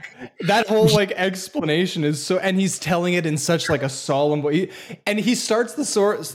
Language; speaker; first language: English; native; English